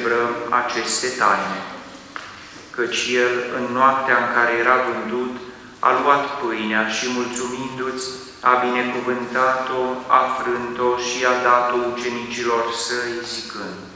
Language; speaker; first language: Romanian; native; Romanian